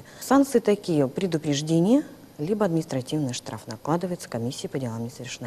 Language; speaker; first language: Russian; native; Russian